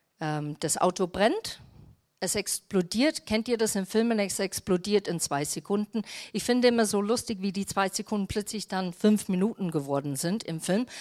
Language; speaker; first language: German; non-native, fluent; English